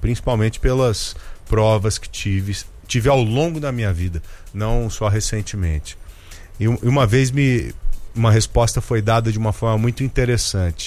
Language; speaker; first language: Portuguese; native; Portuguese